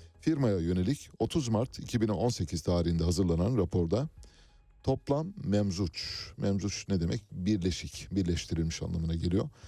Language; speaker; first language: Turkish; native; Turkish